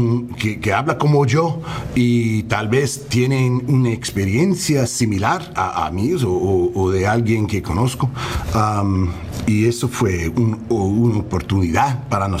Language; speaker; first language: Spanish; early bilingual, heritage; English